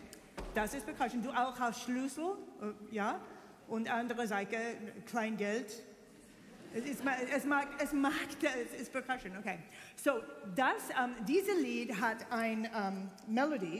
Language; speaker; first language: German; non-native, learner; English